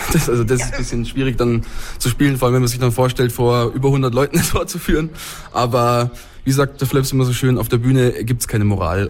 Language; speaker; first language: German; native; German